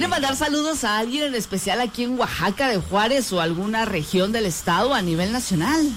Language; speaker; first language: Spanish; native; Spanish